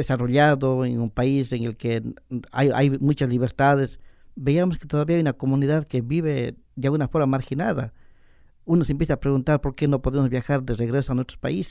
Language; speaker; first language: Spanish; native; Spanish